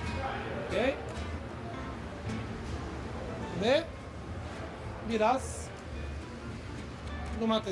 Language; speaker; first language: Turkish; non-native, learner; Italian